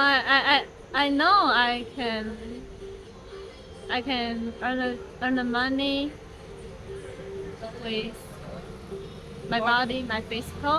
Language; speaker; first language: English; non-native, learner; Chinese